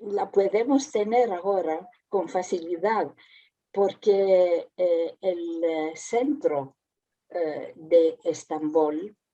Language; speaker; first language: Spanish; early bilingual, heritage; Spanish